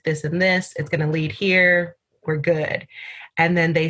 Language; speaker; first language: English; native; English